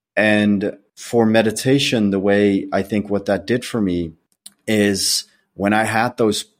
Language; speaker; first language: English; non-native, fluent; Dutch